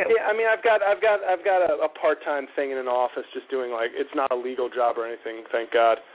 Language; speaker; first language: English; native; English